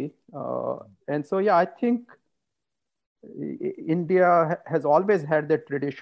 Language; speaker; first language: English; non-native, local second language; Hindi